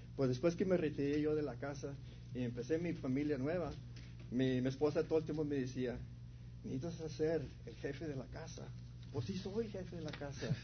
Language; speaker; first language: Spanish; early bilingual, heritage; Spanish